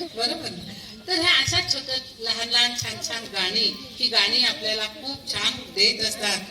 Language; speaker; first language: Marathi; non-native, local second language; Marwari